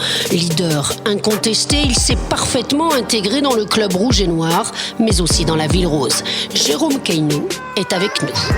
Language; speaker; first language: French; native; French